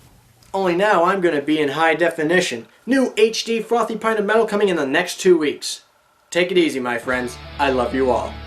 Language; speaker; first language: English; native; English